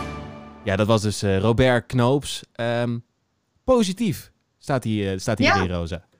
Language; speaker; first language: Dutch; native; Dutch